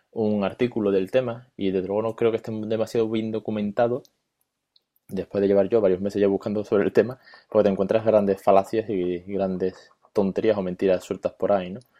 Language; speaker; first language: Spanish; native; Spanish